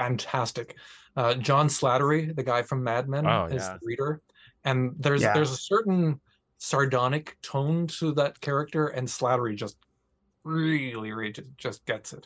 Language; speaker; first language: English; native; English